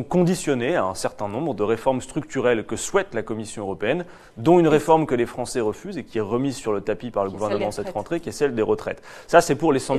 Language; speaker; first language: French; native; French